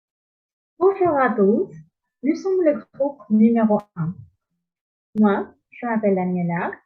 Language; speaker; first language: French; non-native, learner; Spanish